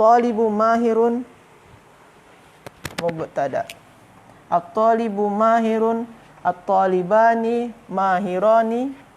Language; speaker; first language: Arabic; non-native, fluent; Malay